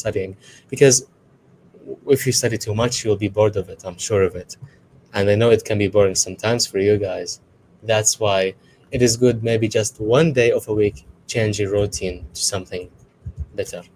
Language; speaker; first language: English; non-native, fluent; Arabic